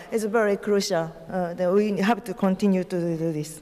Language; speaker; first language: English; non-native, learner; Japanese